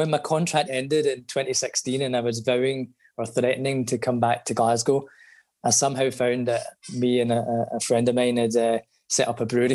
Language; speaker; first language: English; native; English